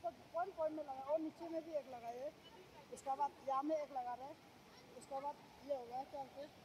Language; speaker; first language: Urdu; non-native, local second language; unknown